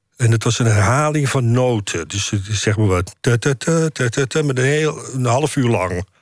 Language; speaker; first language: Dutch; native; Dutch